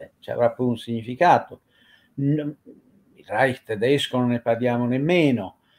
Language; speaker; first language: Italian; native; Italian